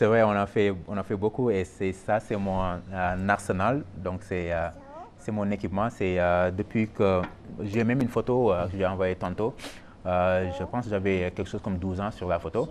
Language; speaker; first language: French; non-native, local second language; Wolof